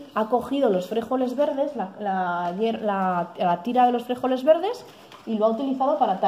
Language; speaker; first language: Spanish; native; Spanish